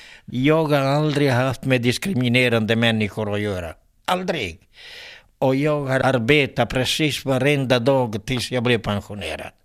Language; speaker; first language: Swedish; non-native, fluent; Italian